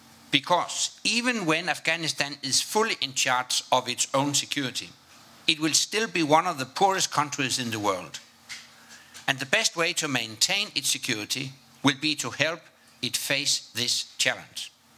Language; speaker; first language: English; non-native, fluent; Danish